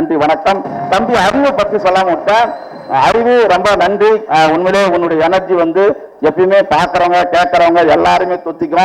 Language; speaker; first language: Tamil; native; Tamil